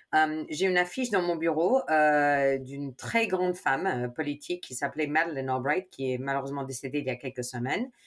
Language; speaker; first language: French; non-native, fluent; English